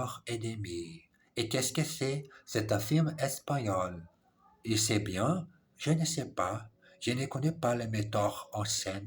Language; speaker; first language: French; non-native, learner; English